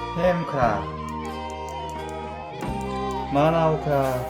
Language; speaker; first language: Thai; non-native, learner; Korean